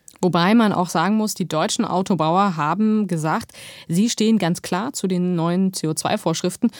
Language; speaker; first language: German; native; German